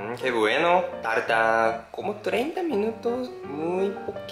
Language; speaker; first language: Spanish; non-native, learner; Japanese